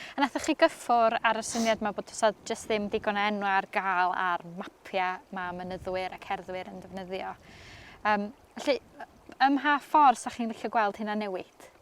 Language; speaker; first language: Welsh; non-native, local second language; English